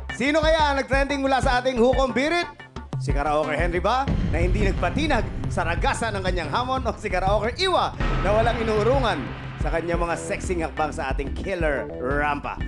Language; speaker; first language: Filipino; native; Filipino